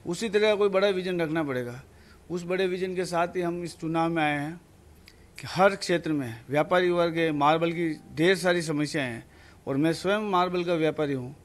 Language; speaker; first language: Hindi; native; Hindi